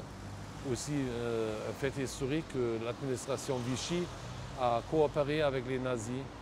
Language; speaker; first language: French; non-native, fluent; German